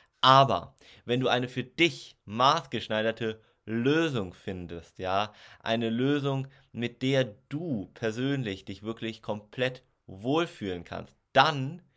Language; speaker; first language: German; native; German